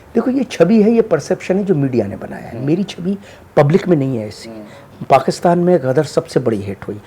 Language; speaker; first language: Hindi; native; Hindi